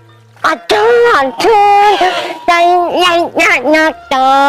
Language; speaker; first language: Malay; non-native, local second language; Sundanese